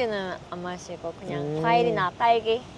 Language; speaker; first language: Korean; non-native, fluent; Japanese